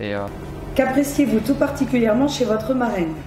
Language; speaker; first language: French; native; French